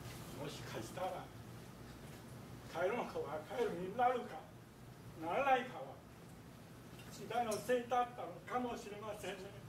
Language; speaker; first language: Japanese; non-native, fluent; Chinese